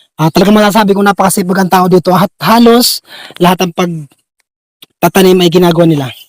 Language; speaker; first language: Filipino; native; Filipino